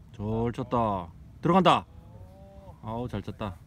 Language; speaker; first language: Korean; native; Korean